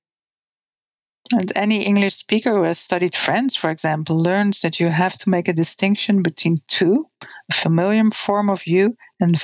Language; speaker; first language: English; non-native, fluent; Dutch